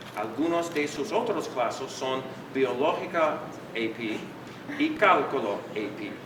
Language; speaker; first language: Spanish; non-native, learner; English